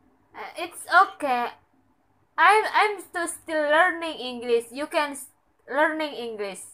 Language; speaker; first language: English; non-native, learner; Indonesian